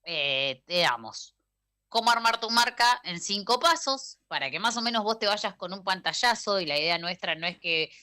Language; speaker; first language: Spanish; native; Spanish